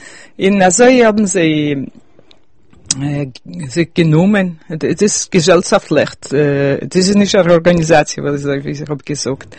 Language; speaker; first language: German; early bilingual, heritage; Yiddish